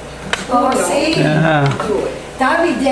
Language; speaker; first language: Italian; non-native, learner; English